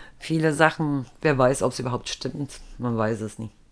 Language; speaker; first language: German; native; German